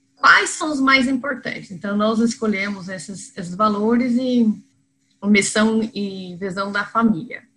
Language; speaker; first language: Portuguese; non-native, fluent; English